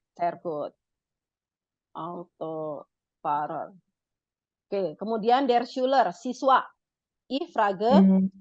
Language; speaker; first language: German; non-native, fluent; Indonesian